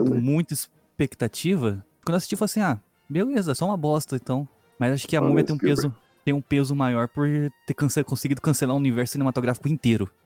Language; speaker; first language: Portuguese; native; Portuguese